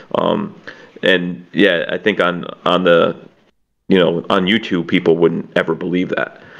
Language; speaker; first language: English; native; English